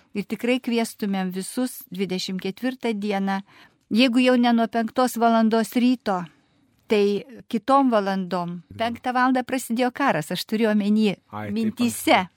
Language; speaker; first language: Lithuanian; non-native, fluent; Russian